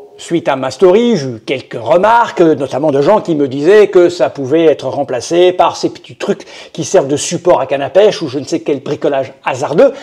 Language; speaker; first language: French; native; French